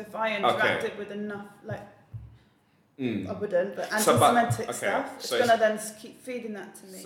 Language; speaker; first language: English; native; English